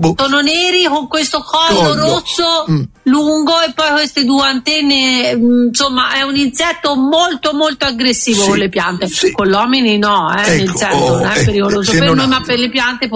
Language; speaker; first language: Italian; native; Italian